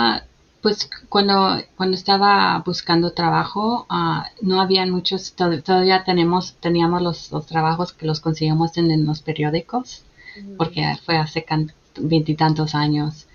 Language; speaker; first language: Spanish; early bilingual, heritage; Spanish